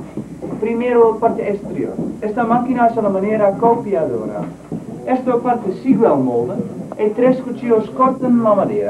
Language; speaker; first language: Spanish; non-native, learner; Dutch